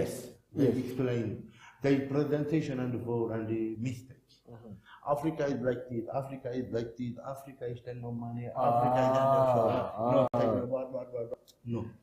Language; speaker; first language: English; non-native, learner; Turkish